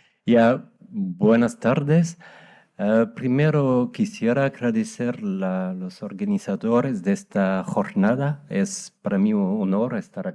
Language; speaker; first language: Spanish; non-native, fluent; French